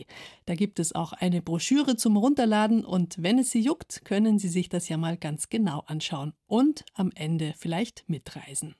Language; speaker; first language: German; native; German